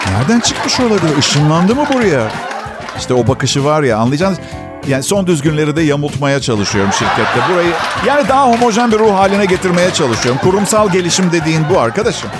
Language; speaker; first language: Turkish; native; Turkish